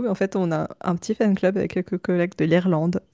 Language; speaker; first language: French; native; French